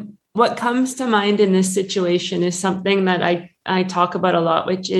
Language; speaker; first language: English; native; English